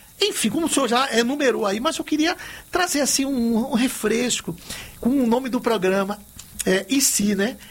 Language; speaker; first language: Portuguese; native; Portuguese